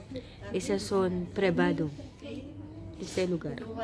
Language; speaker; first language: Spanish; non-native, learner; Filipino